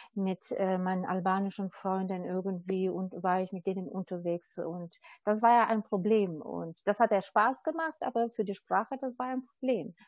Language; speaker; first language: German; non-native, fluent; Albanian